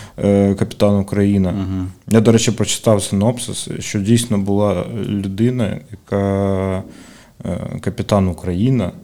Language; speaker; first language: Ukrainian; native; Ukrainian